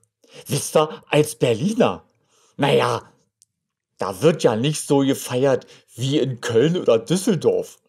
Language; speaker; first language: German; native; German